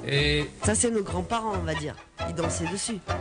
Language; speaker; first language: French; native; French